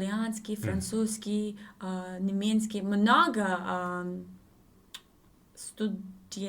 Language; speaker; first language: Russian; non-native, learner; English